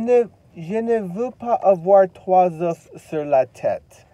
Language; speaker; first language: French; non-native, learner; English